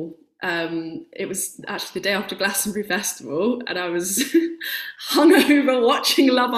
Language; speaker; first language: English; native; English